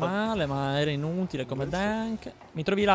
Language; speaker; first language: Italian; native; Italian